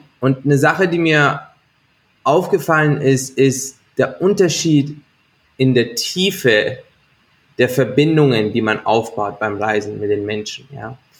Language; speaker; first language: German; native; German